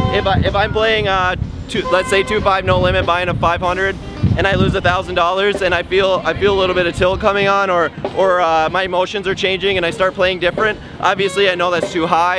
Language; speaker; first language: English; native; English